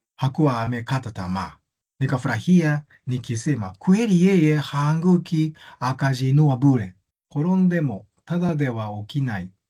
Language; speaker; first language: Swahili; non-native, fluent; Japanese